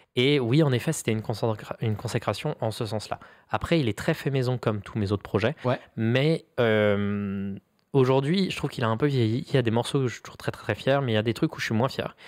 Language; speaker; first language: French; native; French